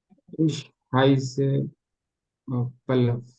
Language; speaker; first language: German; non-native, learner; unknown